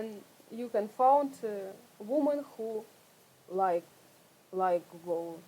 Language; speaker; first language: English; non-native, learner; Russian